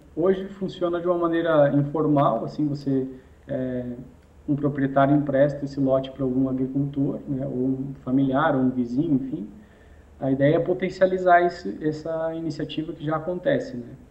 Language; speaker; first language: Portuguese; native; Portuguese